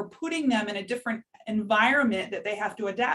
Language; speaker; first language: English; native; English